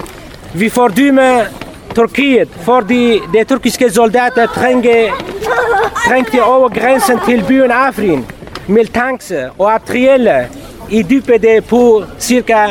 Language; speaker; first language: Danish; non-native, learner; Kurdish